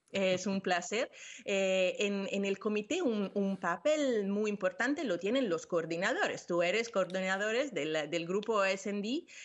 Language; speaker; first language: Spanish; non-native, fluent; Italian